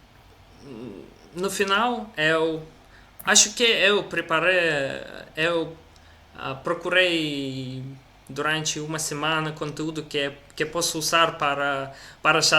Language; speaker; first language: Portuguese; non-native, learner; Russian